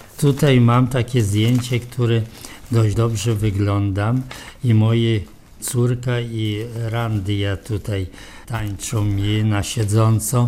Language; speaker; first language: Polish; non-native, local second language; Romany